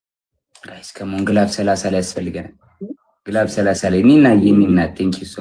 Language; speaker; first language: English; non-native, learner; Amharic